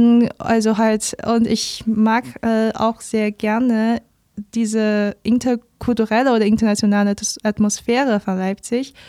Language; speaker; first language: German; non-native, fluent; Chinese